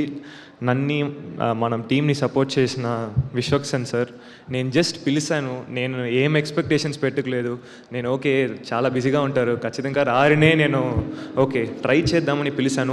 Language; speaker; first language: Telugu; non-native, learner; Tamil